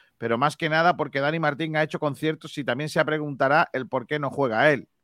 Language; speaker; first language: Spanish; native; Spanish